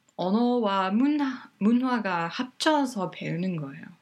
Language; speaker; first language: Korean; non-native, fluent; English